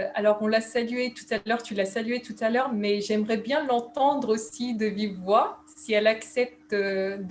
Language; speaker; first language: French; native; French